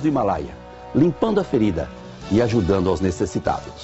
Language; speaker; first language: Portuguese; native; Portuguese